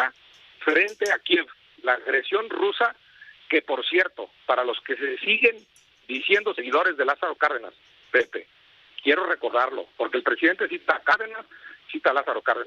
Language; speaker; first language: Spanish; native; Spanish